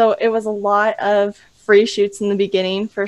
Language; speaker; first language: English; native; English